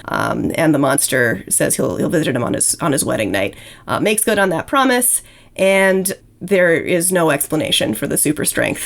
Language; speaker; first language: English; native; English